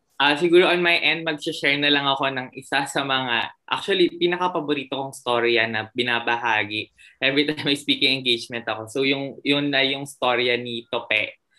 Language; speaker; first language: Filipino; non-native, local second language; Cebuano